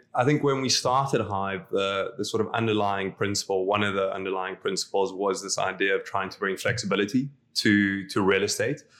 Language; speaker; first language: English; non-native, local second language; Afrikaans